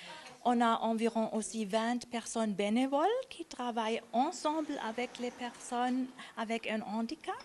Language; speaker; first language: French; non-native, local second language; German